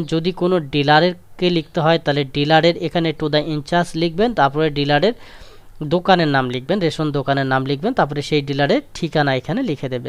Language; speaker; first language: Bangla; native; Bangla